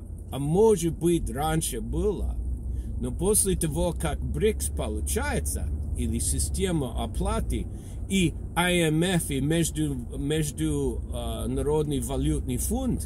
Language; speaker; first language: Russian; non-native, fluent; English